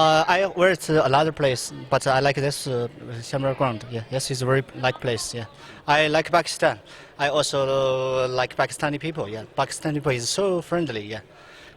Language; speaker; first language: English; non-native, learner; Chinese